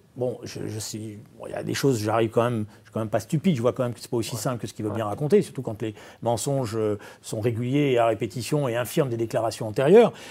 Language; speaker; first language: French; native; French